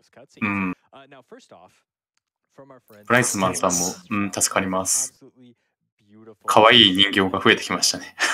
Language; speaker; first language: Japanese; native; Japanese